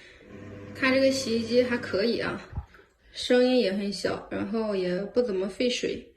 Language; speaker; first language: Chinese; native; Chinese